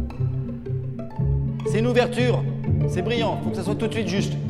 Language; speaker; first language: French; native; French